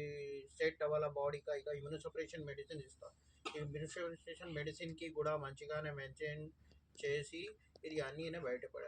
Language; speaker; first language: Telugu; native; Telugu